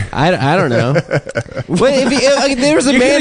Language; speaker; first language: English; native; English